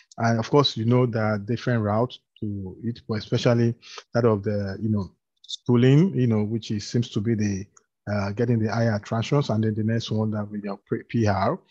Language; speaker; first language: English; non-native, local second language; Yoruba